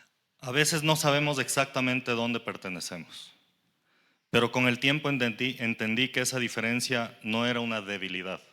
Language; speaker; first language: Spanish; early bilingual, other home language; Korean